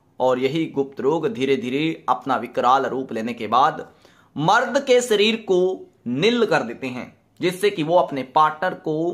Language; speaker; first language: Hindi; native; Hindi